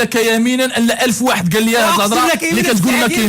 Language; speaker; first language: Arabic; native; Arabic